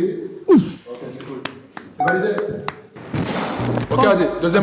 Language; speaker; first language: French; native; French